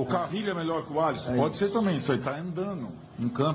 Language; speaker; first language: Portuguese; native; Portuguese